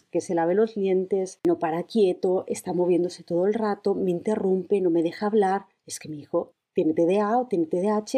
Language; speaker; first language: Spanish; native; Spanish